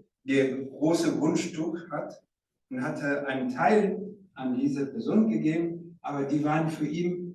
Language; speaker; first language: German; non-native, fluent; Rundi